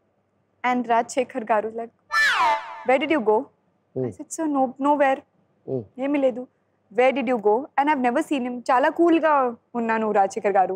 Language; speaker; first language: Telugu; non-native, learner; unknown